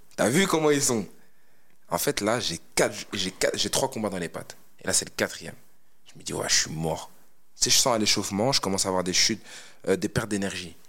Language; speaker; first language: French; native; French